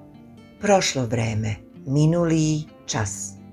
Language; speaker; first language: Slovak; non-native, fluent; Serbian